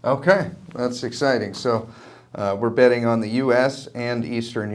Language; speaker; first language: English; native; English